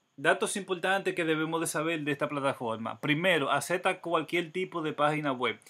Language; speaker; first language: Spanish; native; Spanish